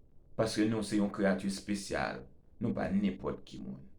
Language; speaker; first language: French; non-native, local second language; Haitian Creole